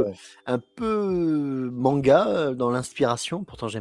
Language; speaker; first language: French; native; French